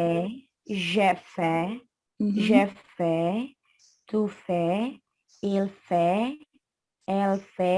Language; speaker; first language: French; non-native, learner; Indonesian